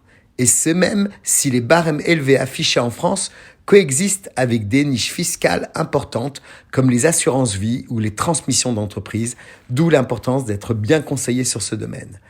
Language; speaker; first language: French; native; French